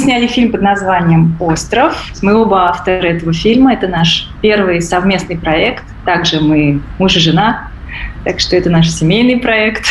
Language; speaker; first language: Russian; native; Russian